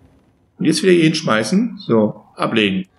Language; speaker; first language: German; native; German